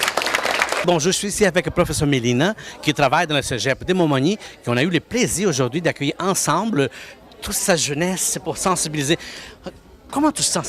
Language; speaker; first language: French; non-native, fluent; Portuguese